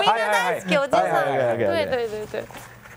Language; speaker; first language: Japanese; non-native, learner; Chinese